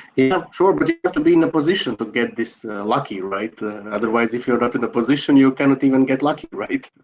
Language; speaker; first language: English; non-native, fluent; Latvian